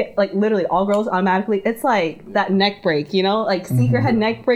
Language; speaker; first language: English; non-native, local second language; Cantonese